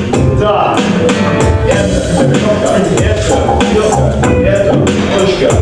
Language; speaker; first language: Russian; non-native, learner; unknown